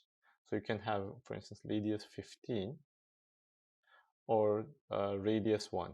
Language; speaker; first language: English; non-native, fluent; Turkish